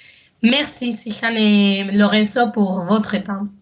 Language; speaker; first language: French; non-native, learner; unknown